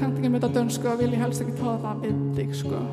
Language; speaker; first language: Icelandic; native; Icelandic